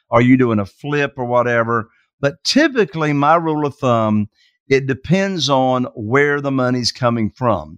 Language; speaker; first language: English; native; English